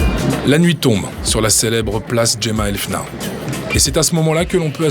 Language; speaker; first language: French; native; French